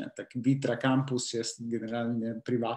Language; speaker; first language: Polish; non-native, learner; Italian